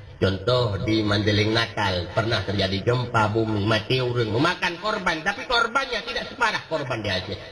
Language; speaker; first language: Malay; non-native, local second language; Achinese